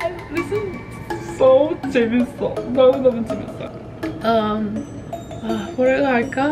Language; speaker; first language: Korean; non-native, fluent; English